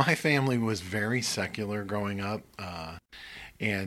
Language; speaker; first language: English; native; English